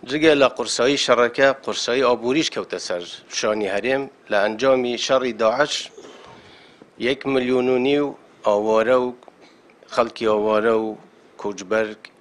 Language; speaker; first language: Central Kurdish; non-native, local second language; Kurdish